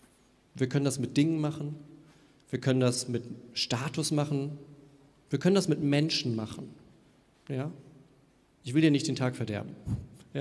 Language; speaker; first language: German; native; German